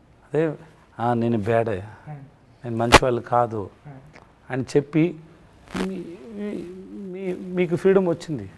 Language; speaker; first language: Telugu; non-native, local second language; Tamil